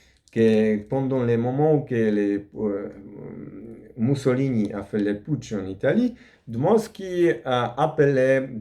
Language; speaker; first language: French; non-native, learner; Polish